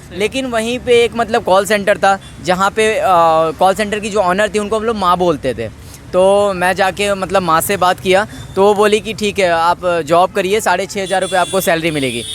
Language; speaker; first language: Hindi; native; Hindi